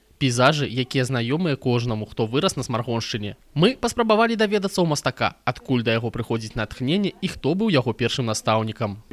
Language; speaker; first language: Belarusian; native; Belarusian